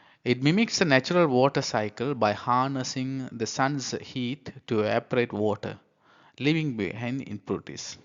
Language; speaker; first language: English; non-native, local second language; Tamil